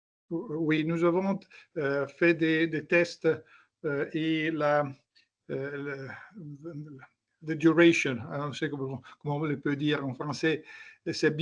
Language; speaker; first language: French; non-native, learner; Italian